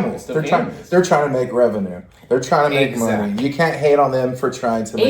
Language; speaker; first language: English; native; English